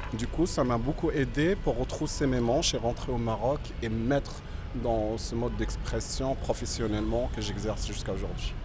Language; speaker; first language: French; non-native, local second language; Berber languages